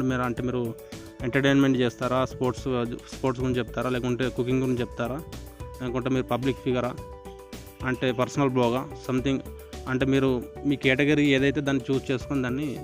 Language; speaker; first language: Telugu; native; Telugu